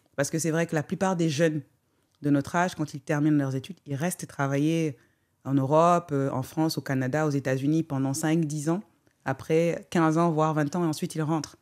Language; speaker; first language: French; non-native, local second language; Wolof